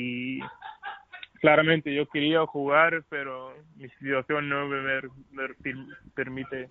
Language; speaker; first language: Spanish; non-native, learner; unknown